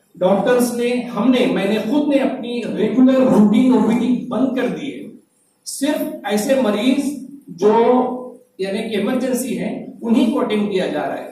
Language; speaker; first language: Urdu; native; Urdu